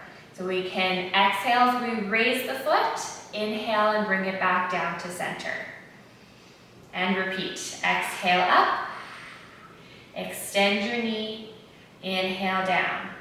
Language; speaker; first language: English; native; English